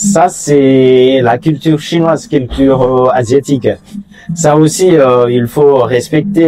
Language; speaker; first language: French; non-native, fluent; Chinese